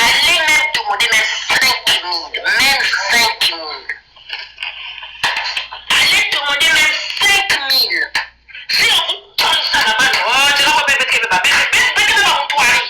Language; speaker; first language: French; non-native, local second language; Lingala